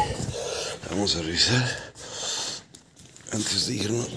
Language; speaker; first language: Spanish; native; Spanish